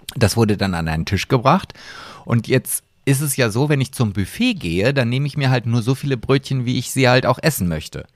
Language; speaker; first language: German; native; German